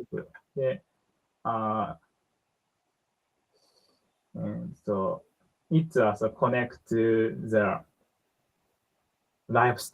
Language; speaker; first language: English; non-native, learner; Japanese